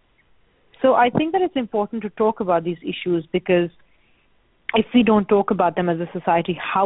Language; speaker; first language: English; non-native, local second language; Urdu